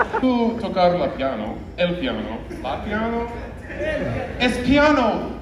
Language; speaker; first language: Spanish; non-native, learner; English